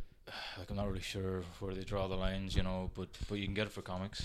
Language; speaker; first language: English; native; English